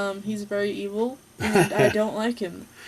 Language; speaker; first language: English; native; English